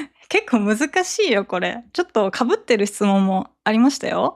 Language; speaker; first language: Japanese; native; Japanese